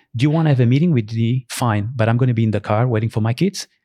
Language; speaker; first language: English; early bilingual, other home language; Portuguese